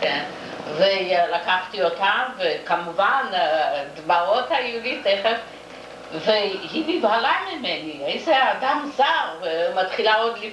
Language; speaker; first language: Hebrew; non-native, fluent; Yiddish